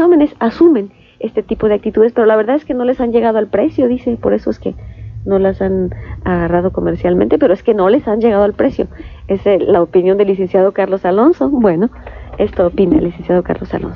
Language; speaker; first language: Spanish; native; Spanish